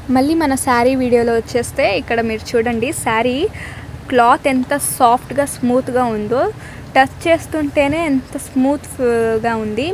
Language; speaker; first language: Telugu; non-native, local second language; Urdu